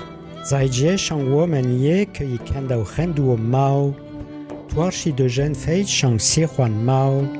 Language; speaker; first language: Chinese; non-native, learner; French